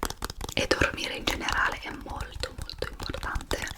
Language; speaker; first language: Italian; non-native, fluent; English